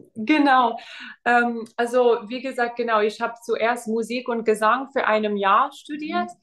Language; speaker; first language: German; non-native, fluent; English